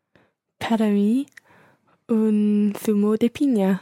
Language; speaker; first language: Spanish; non-native, learner; English